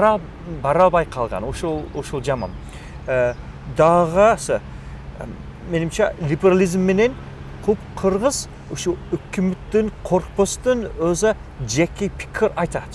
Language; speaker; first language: Kyrgyz; non-native, fluent; English